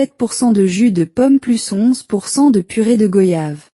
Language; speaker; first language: French; non-native, learner; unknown